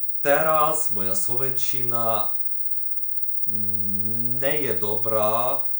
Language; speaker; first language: Slovak; non-native, learner; Ukrainian